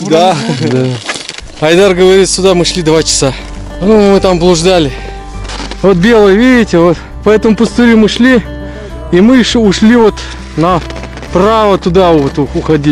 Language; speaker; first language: Russian; native; Russian